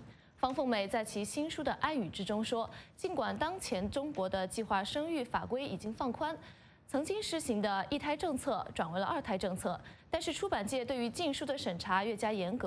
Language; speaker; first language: Chinese; native; Chinese